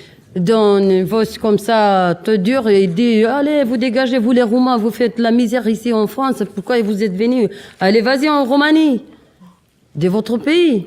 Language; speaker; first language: French; non-native, learner; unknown